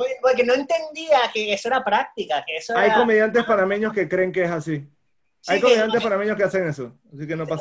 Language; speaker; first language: Spanish; native; Spanish